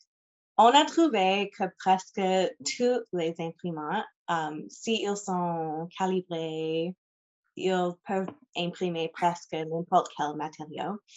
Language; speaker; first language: French; non-native, local second language; English